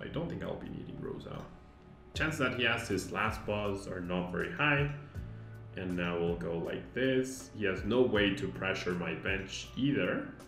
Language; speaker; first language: English; non-native, fluent; Spanish